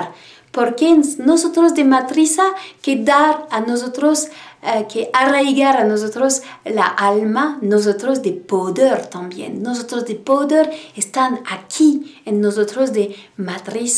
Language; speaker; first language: Spanish; non-native, learner; French